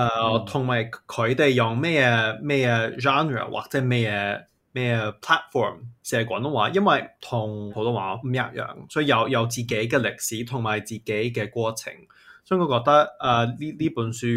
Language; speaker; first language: Chinese; non-native, fluent; English